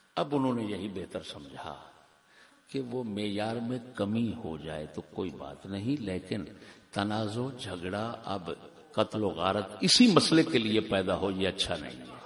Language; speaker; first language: Urdu; non-native, local second language; Punjabi